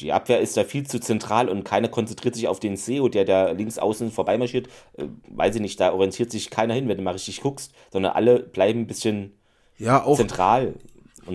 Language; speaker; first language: German; native; German